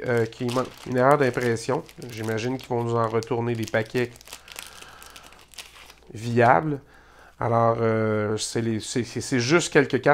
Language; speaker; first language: French; native; French